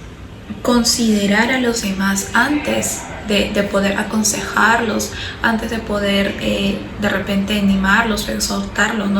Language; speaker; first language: Spanish; native; Spanish